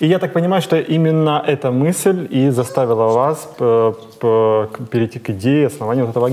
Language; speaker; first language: Russian; native; Russian